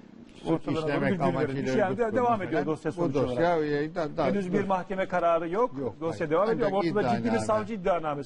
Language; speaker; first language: Turkish; native; Turkish